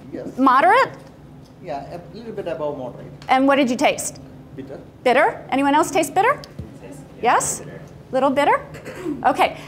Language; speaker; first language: English; native; English